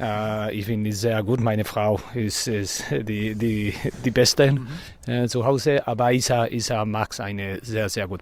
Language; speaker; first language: German; non-native, learner; Spanish